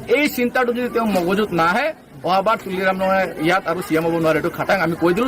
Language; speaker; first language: Assamese; non-native, local second language; Bangla